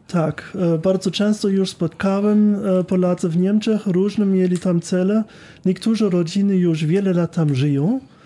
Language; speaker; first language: Polish; non-native, fluent; German